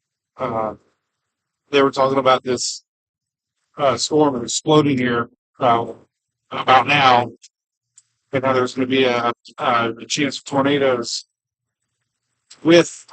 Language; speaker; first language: English; native; English